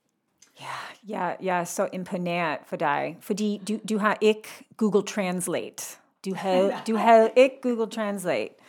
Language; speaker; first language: Danish; non-native, learner; English